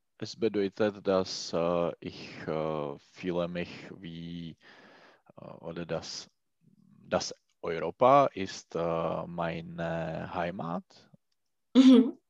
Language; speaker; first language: German; non-native, learner; Czech